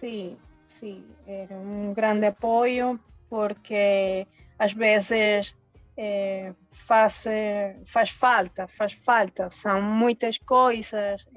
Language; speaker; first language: Portuguese; early bilingual, heritage; Spanish